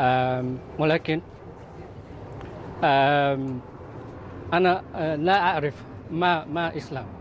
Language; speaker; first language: Arabic; non-native, learner; Filipino